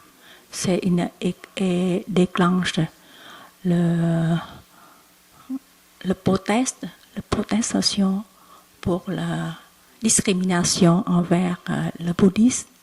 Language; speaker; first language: French; non-native, learner; Vietnamese